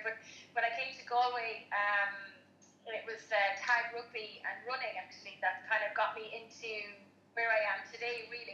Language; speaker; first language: English; native; English